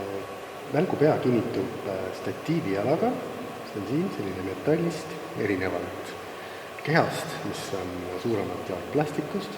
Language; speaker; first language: Estonian; native; Estonian